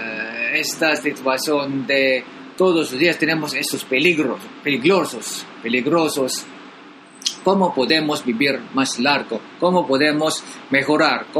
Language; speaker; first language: Spanish; non-native, learner; Filipino